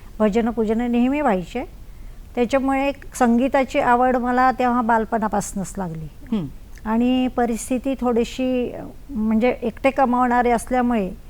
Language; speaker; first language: Marathi; native; Marathi